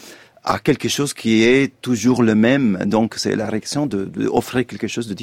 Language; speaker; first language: French; non-native, fluent; Italian